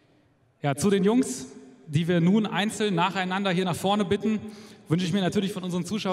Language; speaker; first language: German; native; German